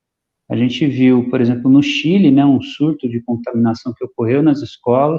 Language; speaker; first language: Portuguese; native; Portuguese